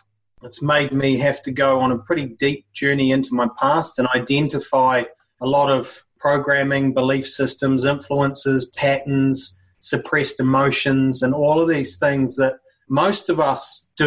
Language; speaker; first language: English; native; English